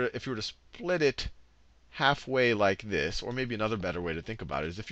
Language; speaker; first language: English; native; English